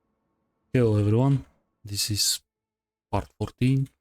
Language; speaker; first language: English; non-native, fluent; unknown